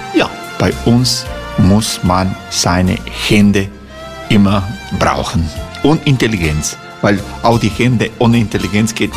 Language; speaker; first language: German; non-native, learner; Croatian